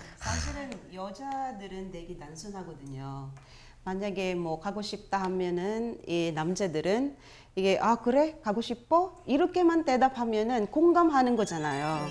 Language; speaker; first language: Korean; non-native, fluent; Filipino